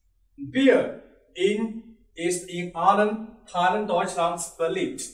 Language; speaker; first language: German; non-native, learner; Chinese